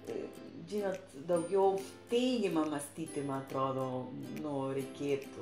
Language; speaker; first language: Lithuanian; non-native, fluent; Spanish